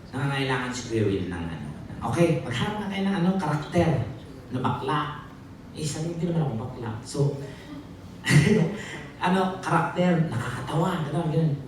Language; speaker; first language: Filipino; native; Filipino